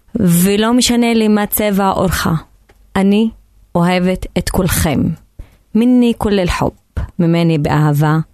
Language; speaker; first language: Hebrew; non-native, local second language; Arabic